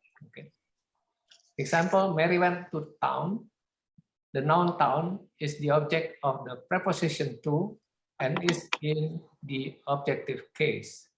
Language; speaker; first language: English; non-native, fluent; Indonesian